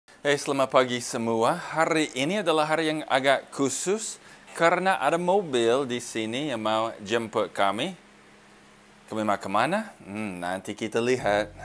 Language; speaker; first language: Indonesian; non-native, fluent; English